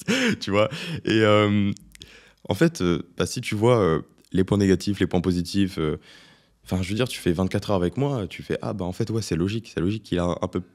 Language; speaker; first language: French; native; French